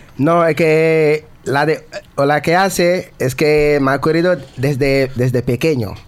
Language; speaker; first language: Spanish; non-native, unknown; Wolof